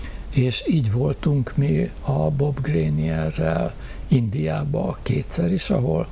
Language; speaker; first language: Hungarian; native; Hungarian